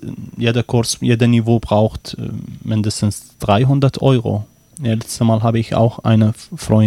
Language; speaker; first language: German; non-native, learner; Arabic